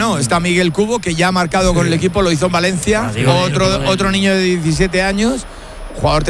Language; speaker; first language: Spanish; native; Spanish